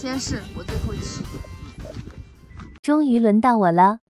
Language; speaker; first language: Chinese; native; Chinese